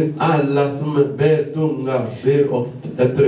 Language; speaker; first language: Swedish; non-native, learner; Lingala